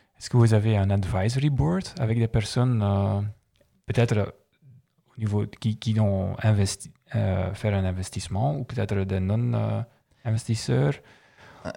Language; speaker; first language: French; non-native, local second language; Dutch